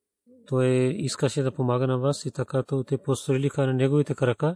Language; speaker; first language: Bulgarian; non-native, learner; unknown